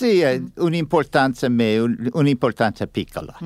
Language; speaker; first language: Italian; non-native, learner; English